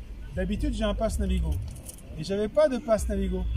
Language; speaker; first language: French; native; French